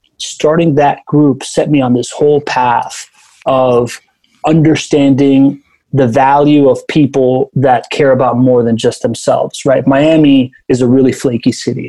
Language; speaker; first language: English; early bilingual, other home language; Spanish